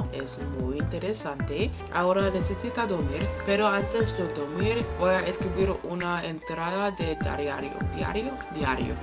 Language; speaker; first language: Spanish; non-native, learner; English